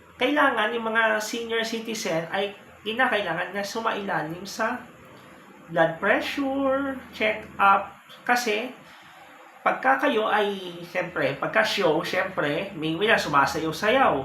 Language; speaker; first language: Filipino; native; Filipino